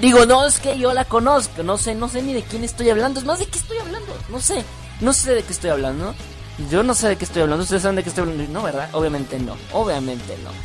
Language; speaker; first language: Spanish; native; Spanish